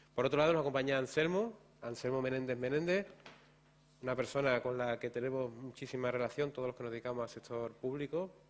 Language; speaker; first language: Spanish; native; Spanish